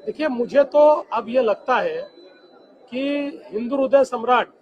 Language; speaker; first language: Hindi; non-native, local second language; Marathi